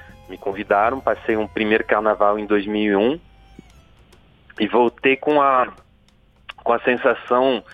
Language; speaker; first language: Portuguese; non-native, fluent; French